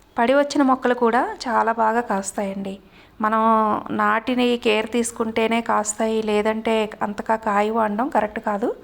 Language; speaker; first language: Telugu; native; Telugu